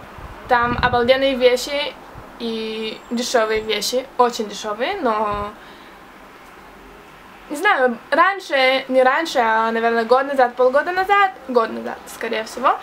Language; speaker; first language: Russian; early bilingual, heritage; Russian